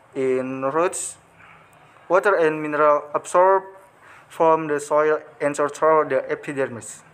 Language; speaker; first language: English; non-native, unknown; Indonesian